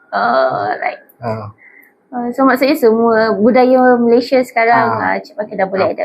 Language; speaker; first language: Malay; native; Malay